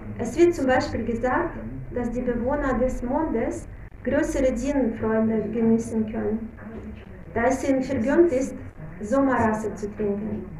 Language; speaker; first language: German; non-native, fluent; Russian